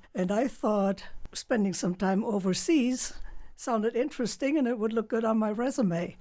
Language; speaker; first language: English; non-native, fluent; German